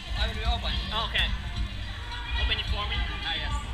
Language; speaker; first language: English; non-native, learner; Thai